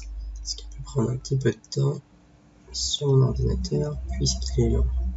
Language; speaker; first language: French; native; French